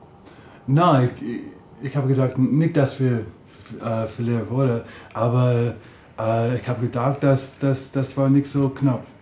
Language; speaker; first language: German; non-native, learner; English